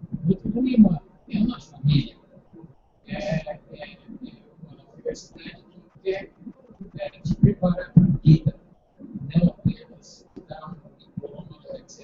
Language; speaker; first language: Portuguese; non-native, fluent; English